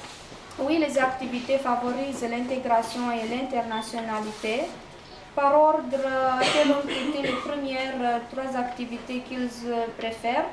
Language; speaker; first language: French; non-native, fluent; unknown